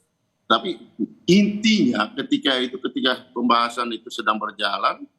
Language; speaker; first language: Indonesian; native; Indonesian